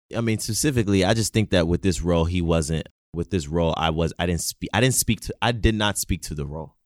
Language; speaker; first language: English; non-native, local second language; Yoruba